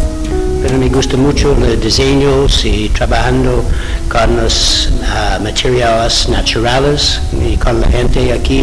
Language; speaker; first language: Spanish; non-native, learner; English